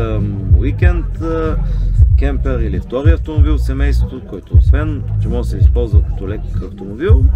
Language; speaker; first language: Bulgarian; native; Bulgarian